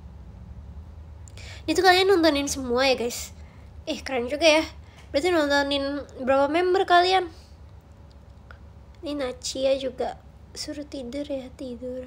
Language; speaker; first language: Indonesian; native; Indonesian